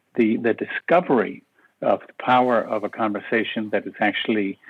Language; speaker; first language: English; non-native, fluent; Danish